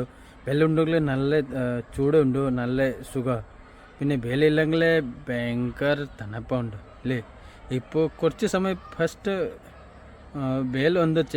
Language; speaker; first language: Malayalam; non-native, learner; Nepali